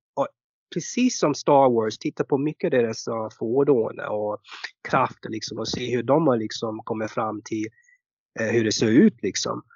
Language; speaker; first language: Swedish; non-native, fluent; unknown